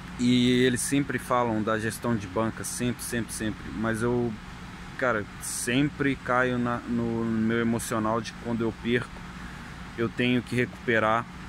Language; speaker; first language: Portuguese; native; Portuguese